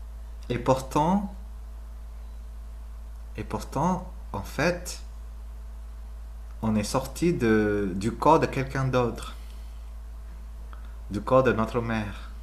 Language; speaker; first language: French; non-native, fluent; Vietnamese